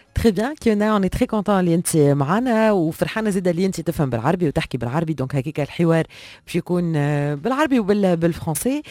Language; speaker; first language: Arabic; native; Arabic